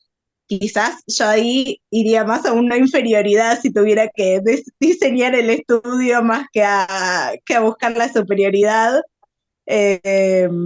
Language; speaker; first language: Spanish; native; Spanish